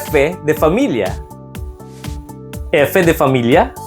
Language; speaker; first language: Spanish; non-native, fluent; Filipino